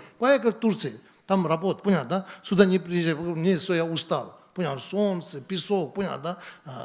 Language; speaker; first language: Russian; non-native, learner; Tibetan